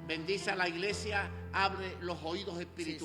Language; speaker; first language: Spanish; native; Spanish